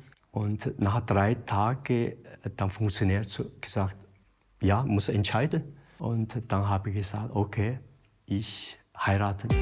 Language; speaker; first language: German; non-native, learner; Chinese